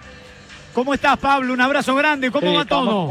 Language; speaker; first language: Spanish; native; Spanish